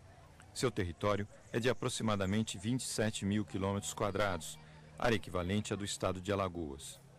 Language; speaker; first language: Portuguese; native; Portuguese